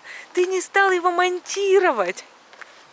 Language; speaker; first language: Russian; native; Russian